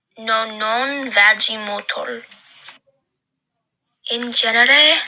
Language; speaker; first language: Italian; non-native, learner; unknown